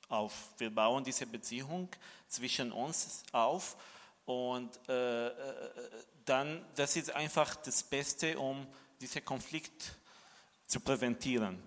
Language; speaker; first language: German; non-native, fluent; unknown